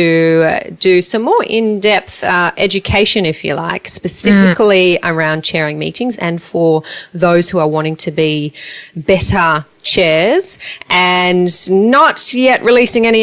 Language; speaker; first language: English; native; English